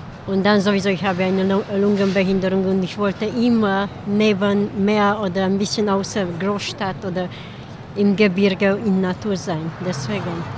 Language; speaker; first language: German; non-native, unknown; Hungarian